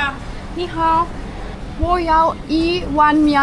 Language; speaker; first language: Chinese; non-native, learner; English